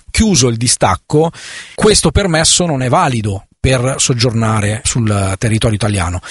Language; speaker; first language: Italian; native; Italian